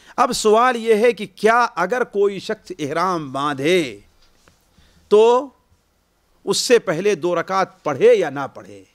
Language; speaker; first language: Urdu; native; Urdu